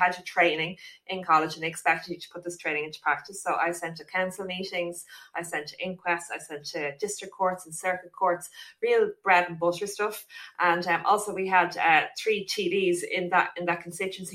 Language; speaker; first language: English; native; English